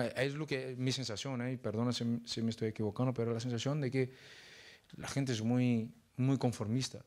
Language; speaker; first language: Spanish; non-native, fluent; Portuguese